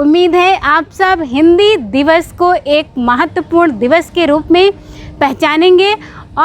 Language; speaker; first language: Hindi; native; Hindi